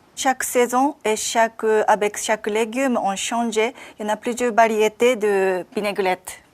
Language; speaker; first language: French; non-native, learner; Japanese